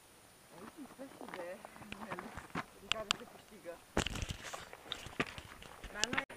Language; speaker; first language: Romanian; native; Romanian